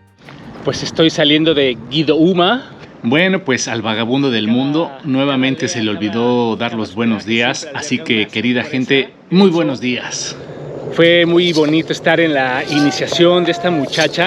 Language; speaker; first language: Spanish; native; Spanish